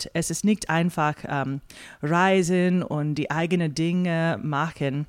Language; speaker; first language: German; non-native, fluent; English